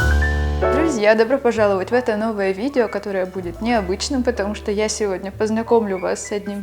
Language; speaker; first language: Russian; native; Russian